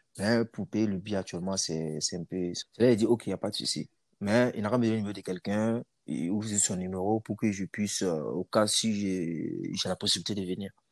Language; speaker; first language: French; non-native, local second language; Mossi